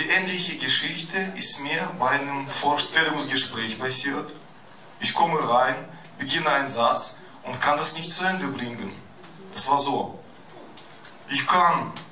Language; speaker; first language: German; non-native, fluent; Russian